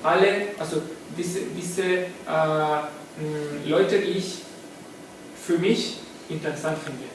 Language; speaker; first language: German; non-native, fluent; Spanish